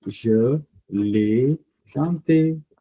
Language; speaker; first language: French; non-native, fluent; Punjabi